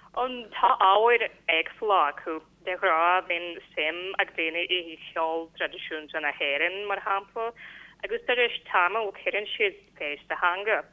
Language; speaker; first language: Irish; non-native, fluent; Polish